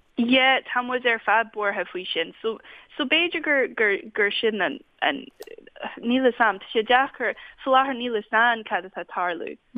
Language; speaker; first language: Irish; non-native, fluent; English